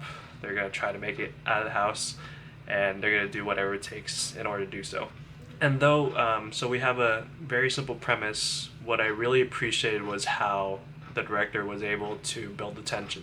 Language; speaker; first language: English; native; English